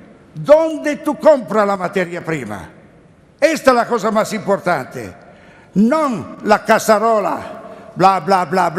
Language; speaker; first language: Spanish; non-native, learner; Italian